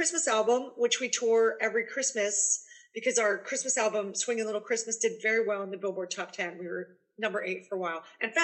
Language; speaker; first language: English; native; English